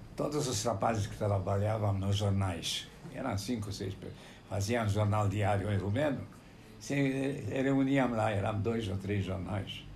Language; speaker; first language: Portuguese; non-native, fluent; Romanian